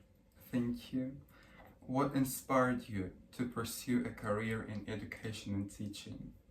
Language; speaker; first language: English; early bilingual, other home language; Russian